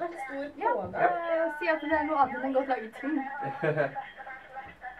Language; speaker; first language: Norwegian; native; Norwegian